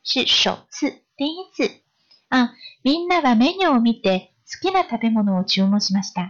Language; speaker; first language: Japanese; non-native, fluent; Chinese